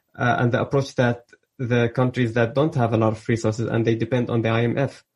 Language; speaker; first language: English; early bilingual, other home language; Arabic